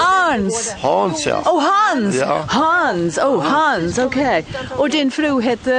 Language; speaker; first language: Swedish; non-native, fluent; English